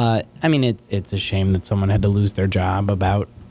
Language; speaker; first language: English; native; English